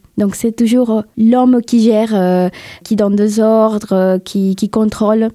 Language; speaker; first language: French; non-native, fluent; Spanish